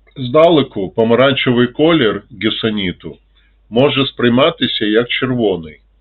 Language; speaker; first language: Ukrainian; non-native, local second language; Russian